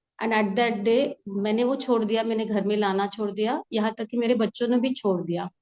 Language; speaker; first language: Hindi; non-native, local second language; Marathi